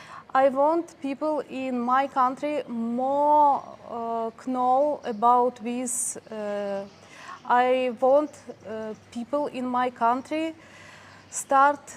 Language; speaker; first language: English; non-native, learner; Ukrainian